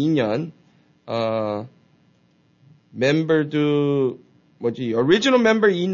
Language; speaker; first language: Korean; early bilingual, heritage; Korean